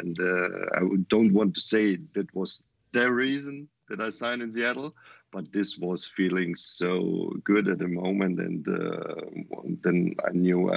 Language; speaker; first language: English; non-native, fluent; German